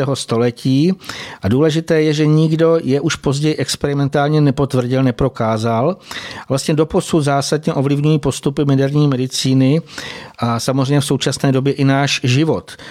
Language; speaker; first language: Czech; native; Czech